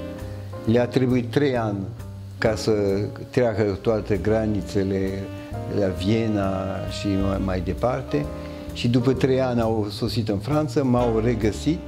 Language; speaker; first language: Romanian; early bilingual, heritage; French